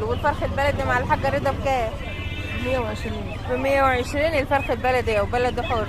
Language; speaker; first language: Arabic; native; Arabic